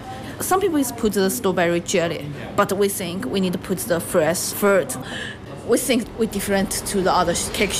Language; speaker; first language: English; non-native, learner; Chinese